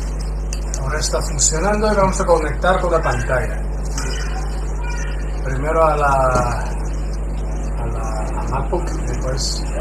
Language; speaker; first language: Spanish; non-native, fluent; Chinese